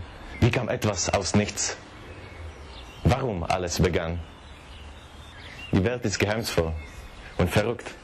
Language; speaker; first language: German; non-native, fluent; Czech